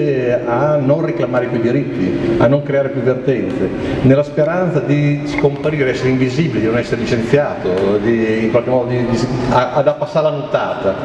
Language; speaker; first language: Italian; native; Italian